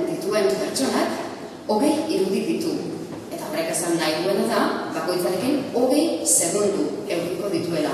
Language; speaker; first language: Basque; native; Basque